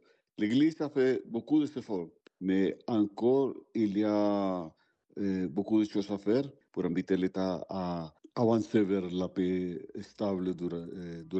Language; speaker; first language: French; non-native, fluent; Spanish